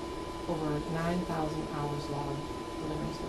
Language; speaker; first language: English; native; English